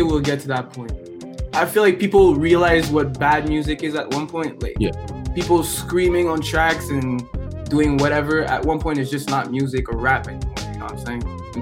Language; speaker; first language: English; non-native, fluent; French